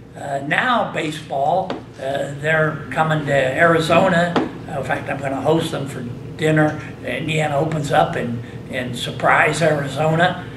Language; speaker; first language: English; native; English